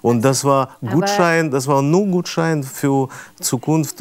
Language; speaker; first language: German; non-native, fluent; Russian